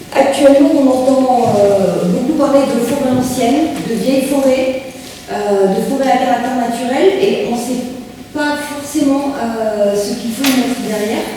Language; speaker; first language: French; native; French